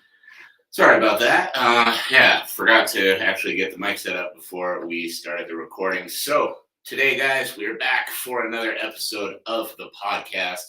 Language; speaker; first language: English; native; English